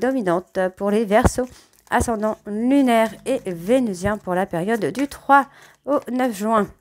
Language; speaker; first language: French; native; French